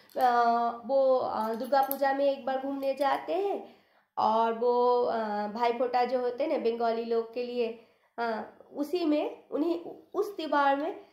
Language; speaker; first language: Hindi; non-native, local second language; Bangla